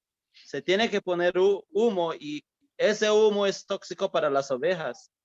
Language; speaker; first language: Spanish; early bilingual, heritage; English